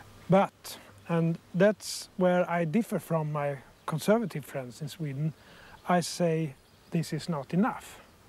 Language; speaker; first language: English; non-native, fluent; Swedish